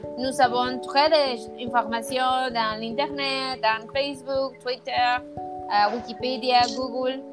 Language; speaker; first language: French; non-native, learner; Spanish